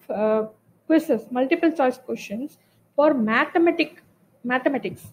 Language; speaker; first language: English; non-native, local second language; Tamil